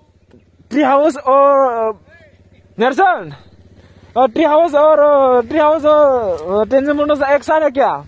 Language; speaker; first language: Hindi; non-native, local second language; Bodo